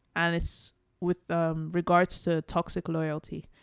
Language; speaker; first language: English; non-native, local second language; Yoruba